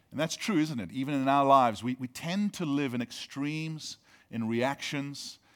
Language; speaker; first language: English; native; English